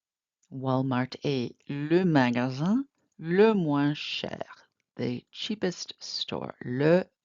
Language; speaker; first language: French; non-native, fluent; English